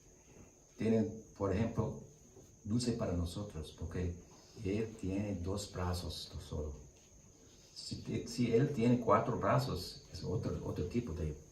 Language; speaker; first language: Spanish; non-native, learner; English